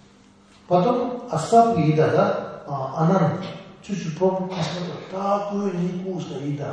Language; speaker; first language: Russian; non-native, learner; Tibetan